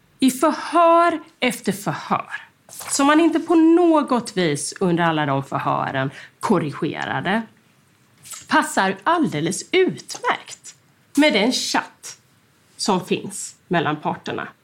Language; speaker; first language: Swedish; native; Swedish